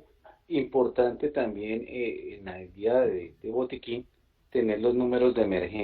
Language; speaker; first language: Spanish; native; Spanish